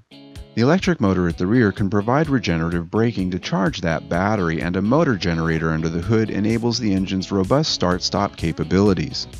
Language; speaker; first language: English; native; English